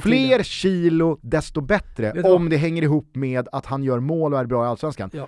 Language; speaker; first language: Swedish; native; Swedish